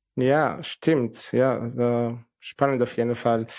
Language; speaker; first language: German; non-native, fluent; Hebrew